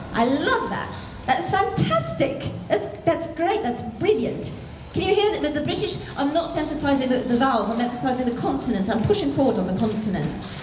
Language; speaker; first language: English; native; English